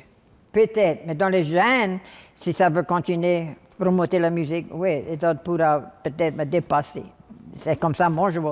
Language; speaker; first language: French; non-native, local second language; English